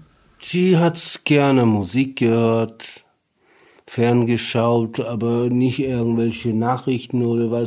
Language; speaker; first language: German; non-native, learner; Polish